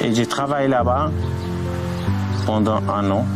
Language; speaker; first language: French; non-native, learner; Arabic